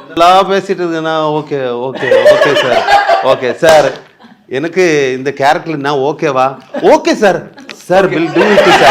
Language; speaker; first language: Tamil; non-native, learner; Malayalam